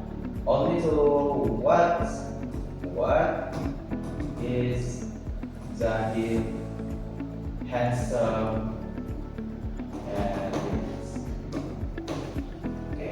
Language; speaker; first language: English; non-native, learner; Indonesian